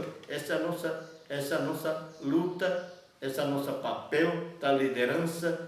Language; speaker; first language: Portuguese; non-native, local second language; Yanomámi